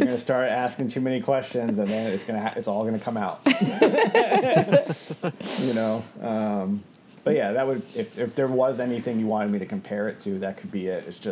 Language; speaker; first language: English; native; English